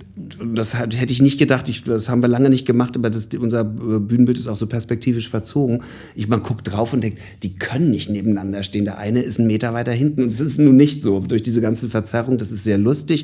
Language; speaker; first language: German; native; German